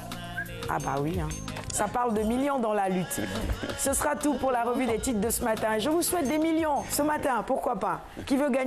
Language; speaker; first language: French; non-native, local second language; Wolof